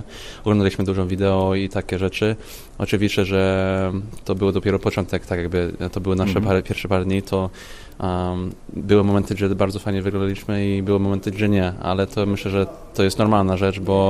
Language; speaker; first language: Polish; early bilingual, heritage; Polish